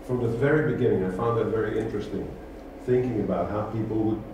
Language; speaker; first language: English; non-native, fluent; Dutch